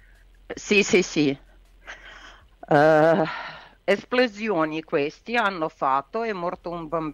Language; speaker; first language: Italian; non-native, learner; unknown